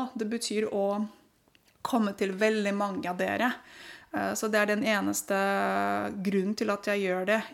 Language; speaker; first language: Norwegian; non-native, fluent; Romanian